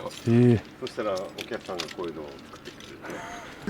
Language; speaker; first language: Japanese; native; Japanese